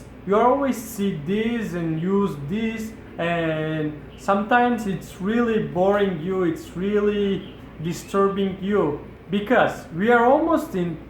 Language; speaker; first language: English; non-native, fluent; Turkish